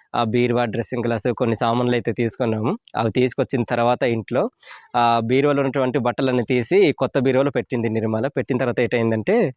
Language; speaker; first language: Telugu; native; Telugu